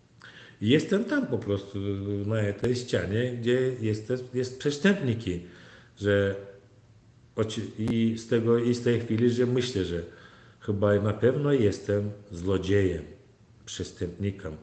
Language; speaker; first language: Polish; non-native, fluent; Turkmen